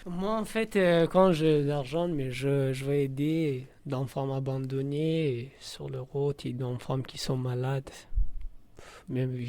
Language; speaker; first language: French; non-native, learner; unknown